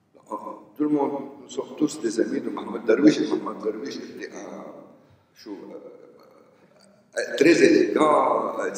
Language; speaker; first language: French; non-native, local second language; Arabic